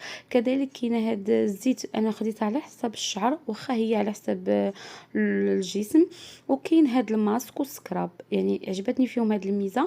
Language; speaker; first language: Arabic; native; Arabic